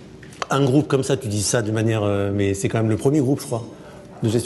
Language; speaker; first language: French; native; French